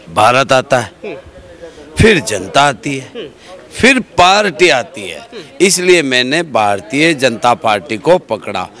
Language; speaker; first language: Hindi; native; Hindi